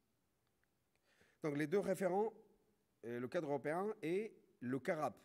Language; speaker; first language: French; non-native, fluent; Spanish